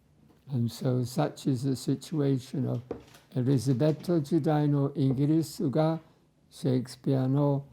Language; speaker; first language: Japanese; non-native, fluent; English